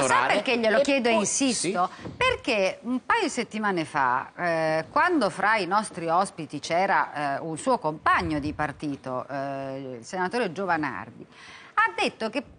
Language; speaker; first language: Italian; native; Italian